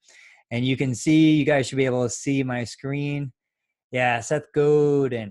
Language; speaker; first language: English; native; English